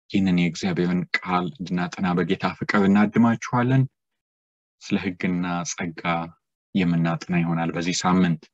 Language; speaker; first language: Amharic; non-native, local second language; Sidamo